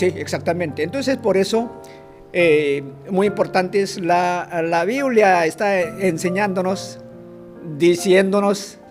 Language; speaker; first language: Spanish; non-native, fluent; Korean